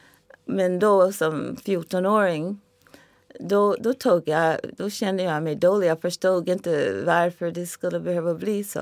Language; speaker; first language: Swedish; non-native, fluent; English